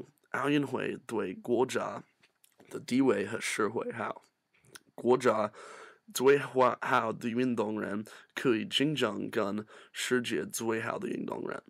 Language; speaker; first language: Chinese; non-native, learner; English